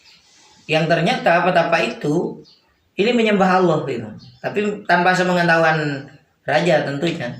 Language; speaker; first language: Indonesian; native; Indonesian